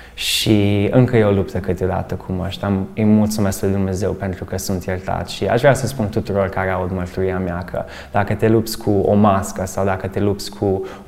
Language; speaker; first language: Romanian; early bilingual, other home language; English